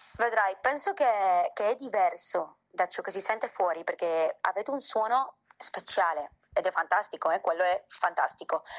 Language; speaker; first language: Italian; non-native, fluent; Spanish